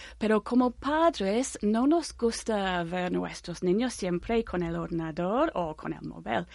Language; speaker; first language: Spanish; non-native, fluent; English